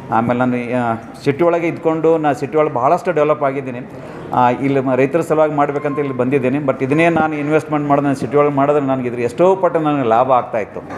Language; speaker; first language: Kannada; native; Kannada